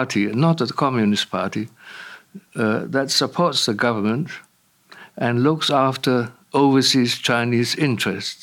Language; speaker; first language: English; non-native, local second language; Cantonese